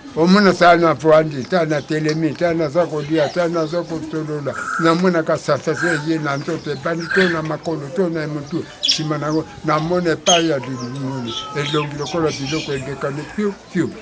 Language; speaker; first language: Lingala; non-native, local second language; Kongo